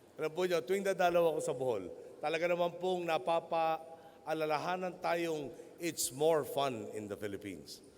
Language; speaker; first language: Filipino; native; Filipino